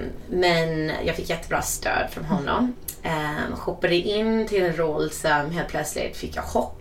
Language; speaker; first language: Swedish; non-native, fluent; English